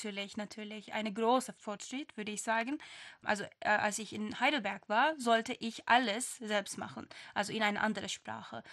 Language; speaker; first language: German; non-native, fluent; Turkish